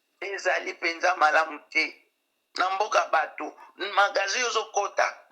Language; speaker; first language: Lingala; native; Lingala